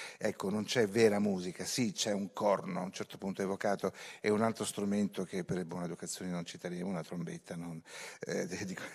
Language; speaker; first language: Italian; native; Italian